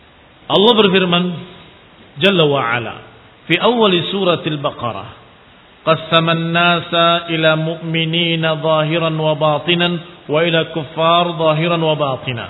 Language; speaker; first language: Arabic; non-native, fluent; Indonesian